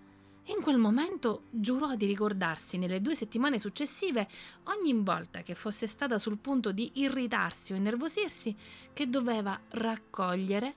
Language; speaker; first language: Italian; native; Italian